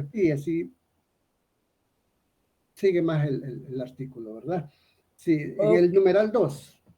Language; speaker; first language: Spanish; native; Spanish